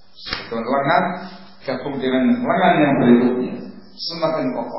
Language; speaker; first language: Indonesian; native; Indonesian